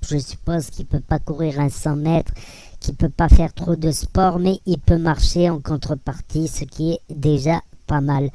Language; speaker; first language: French; native; French